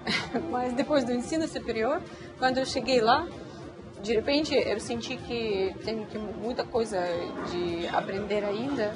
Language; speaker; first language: Portuguese; non-native, fluent; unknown